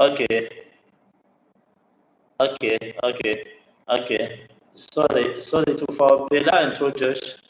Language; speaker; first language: English; non-native, learner; French